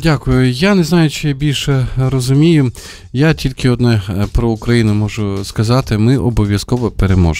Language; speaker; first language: Ukrainian; native; Ukrainian